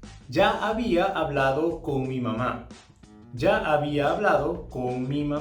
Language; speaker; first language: Spanish; non-native, fluent; English